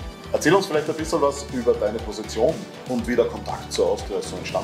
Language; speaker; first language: German; native; German